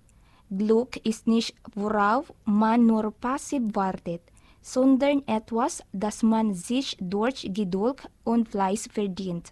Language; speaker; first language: German; non-native, learner; Filipino